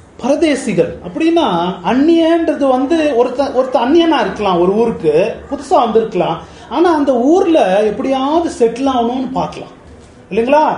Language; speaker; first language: Tamil; native; Tamil